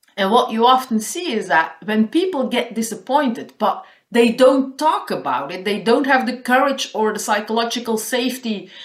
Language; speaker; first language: English; non-native, fluent; Dutch